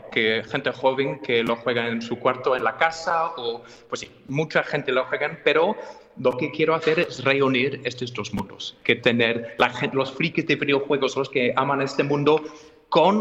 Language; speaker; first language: Spanish; non-native, fluent; English